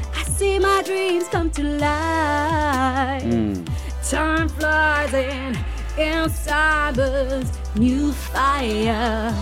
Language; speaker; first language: English; early bilingual, other home language; Romanian